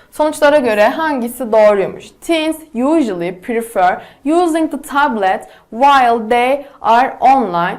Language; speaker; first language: English; non-native, fluent; Turkish